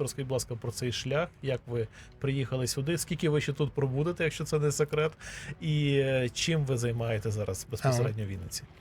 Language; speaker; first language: Ukrainian; native; Ukrainian